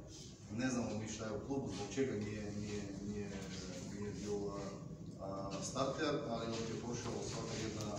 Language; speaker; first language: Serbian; non-native, learner; Bulgarian